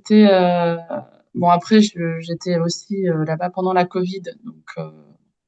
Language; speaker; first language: French; native; French